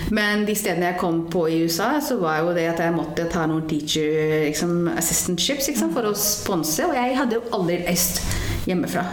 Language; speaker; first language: Norwegian; non-native, fluent; Hindi